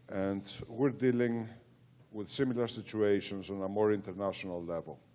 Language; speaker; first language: English; non-native, fluent; Greek